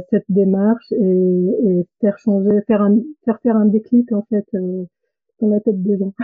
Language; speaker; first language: French; non-native, fluent; German